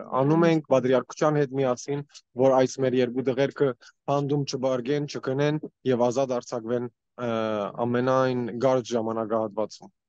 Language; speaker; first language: Armenian; early bilingual, heritage; Armenian